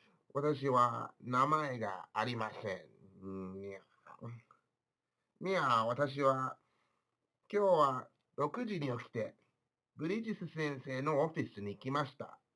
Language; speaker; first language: Japanese; non-native, learner; English